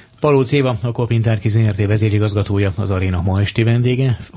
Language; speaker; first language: Hungarian; native; Hungarian